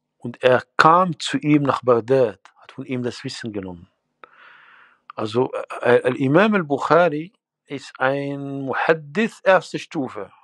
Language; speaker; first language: German; non-native, fluent; Arabic